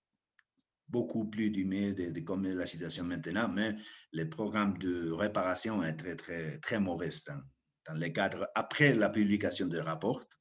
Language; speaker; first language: French; non-native, fluent; Spanish